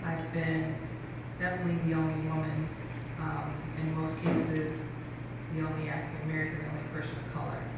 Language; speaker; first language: English; native; English